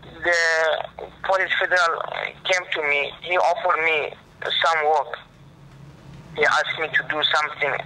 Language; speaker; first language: English; non-native, learner; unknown